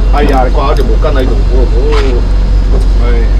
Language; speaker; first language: Chinese; native; Chinese